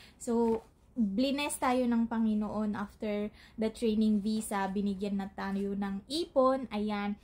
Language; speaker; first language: Filipino; native; Filipino